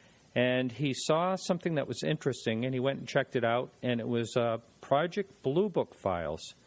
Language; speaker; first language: English; native; English